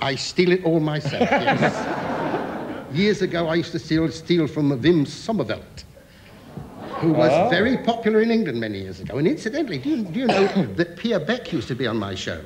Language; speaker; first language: English; native; English